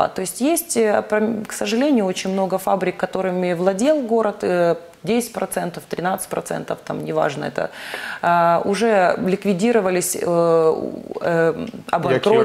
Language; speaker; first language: Russian; native; Russian